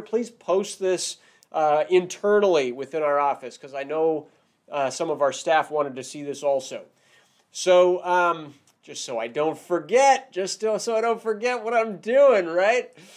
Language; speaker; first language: English; native; English